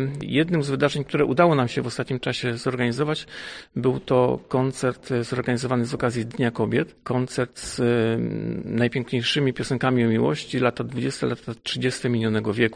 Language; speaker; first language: Polish; native; Polish